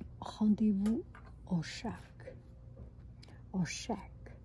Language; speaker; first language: French; non-native, fluent; Chinese